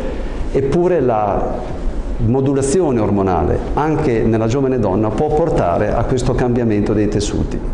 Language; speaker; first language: Italian; native; Italian